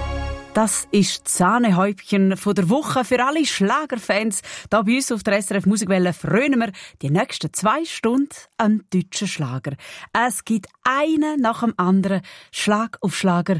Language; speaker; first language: German; native; German